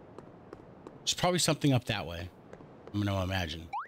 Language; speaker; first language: English; native; English